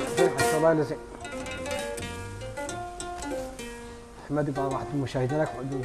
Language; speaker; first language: Arabic; native; Arabic